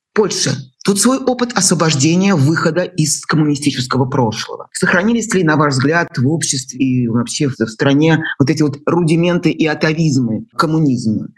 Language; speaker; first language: Russian; native; Russian